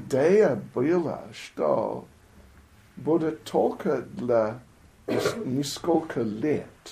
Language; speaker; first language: Russian; non-native, fluent; English